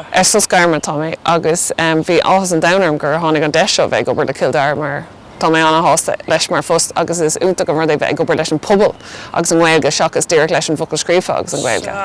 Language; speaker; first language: Irish; non-native, local second language; English